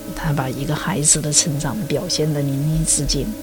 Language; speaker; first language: Chinese; native; Chinese